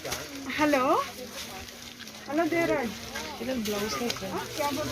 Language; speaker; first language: Hindi; non-native, local second language; Malayalam